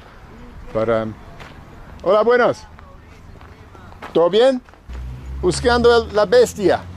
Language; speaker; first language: Spanish; non-native, learner; English